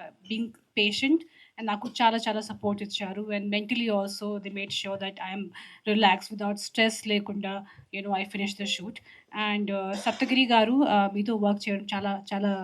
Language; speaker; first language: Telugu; non-native, local second language; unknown